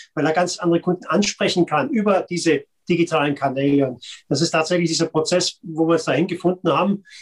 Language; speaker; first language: German; native; German